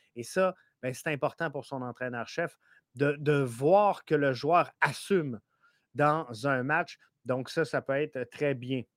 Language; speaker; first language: French; native; French